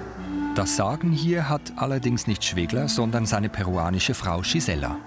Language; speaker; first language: German; native; German